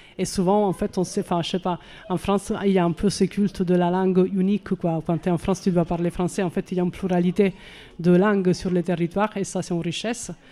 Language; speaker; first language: French; non-native, fluent; Italian